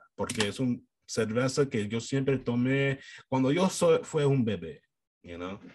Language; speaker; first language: Spanish; non-native, learner; English